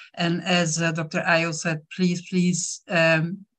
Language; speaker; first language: English; non-native, fluent; French